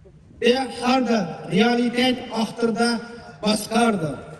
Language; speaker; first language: Dutch; non-native, learner; Uyghur